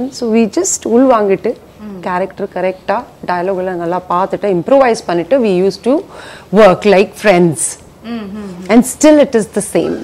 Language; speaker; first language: Tamil; non-native, fluent; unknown